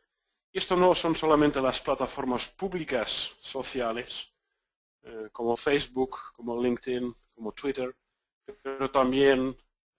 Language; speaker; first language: Spanish; non-native, fluent; Dutch